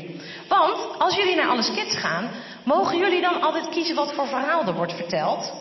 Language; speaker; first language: Dutch; native; Dutch